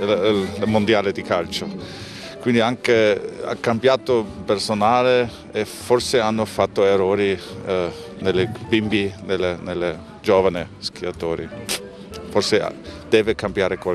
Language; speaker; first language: Italian; non-native, fluent; German